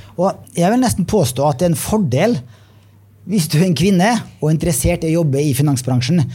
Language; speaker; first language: Norwegian; native; Norwegian